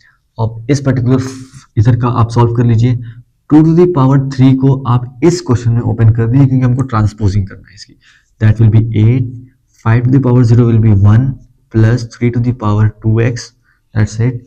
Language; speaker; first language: Hindi; native; Hindi